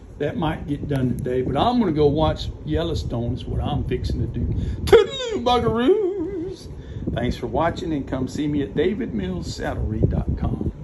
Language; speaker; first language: English; native; English